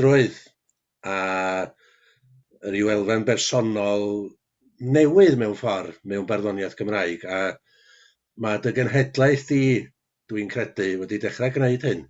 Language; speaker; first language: Welsh; native; Welsh